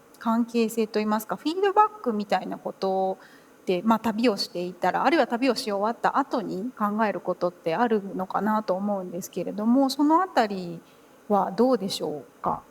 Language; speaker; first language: Japanese; native; Japanese